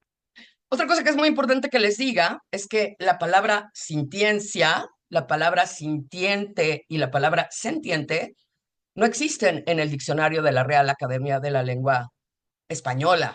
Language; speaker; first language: Spanish; native; Spanish